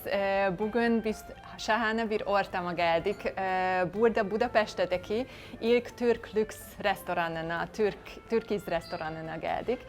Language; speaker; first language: Turkish; non-native, fluent; Hungarian